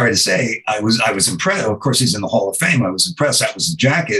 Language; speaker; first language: English; native; English